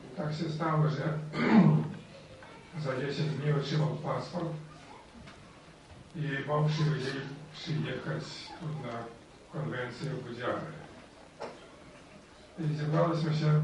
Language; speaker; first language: Polish; non-native, learner; Ukrainian